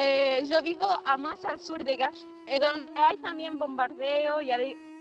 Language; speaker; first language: Spanish; non-native, fluent; Arabic